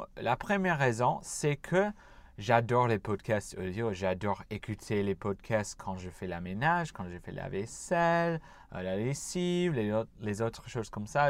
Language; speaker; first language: French; non-native, fluent; English